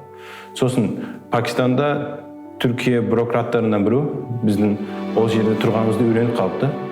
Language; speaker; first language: Kazakh; early bilingual, heritage; Kazakh